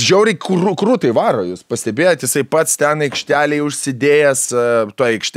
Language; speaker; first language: Lithuanian; native; Lithuanian